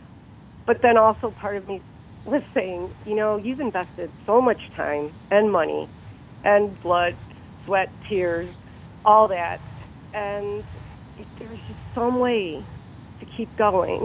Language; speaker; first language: English; native; English